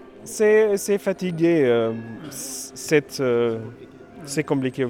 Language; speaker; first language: French; non-native, learner; Arabic